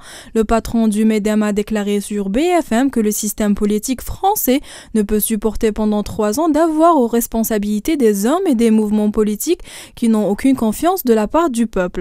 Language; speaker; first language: French; non-native, local second language; Arabic